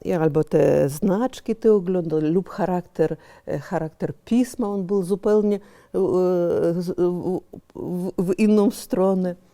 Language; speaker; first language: Polish; early bilingual, heritage; Polish